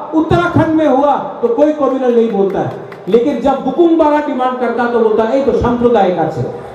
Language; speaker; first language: Hindi; non-native, local second language; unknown